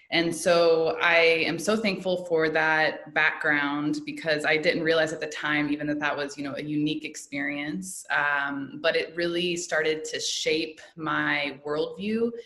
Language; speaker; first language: English; native; English